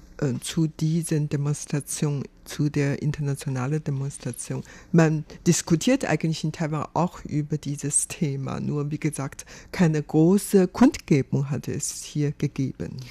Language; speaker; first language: German; non-native, fluent; Chinese